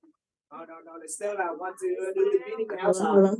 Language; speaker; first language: English; non-native, fluent; Vietnamese